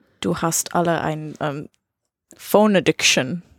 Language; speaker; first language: German; non-native, learner; English